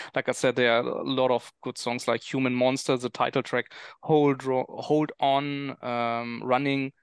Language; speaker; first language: English; non-native, fluent; German